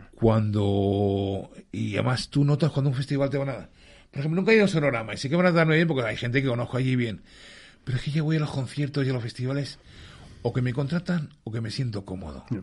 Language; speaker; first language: Spanish; early bilingual, other home language; English